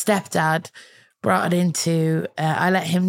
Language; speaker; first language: English; native; English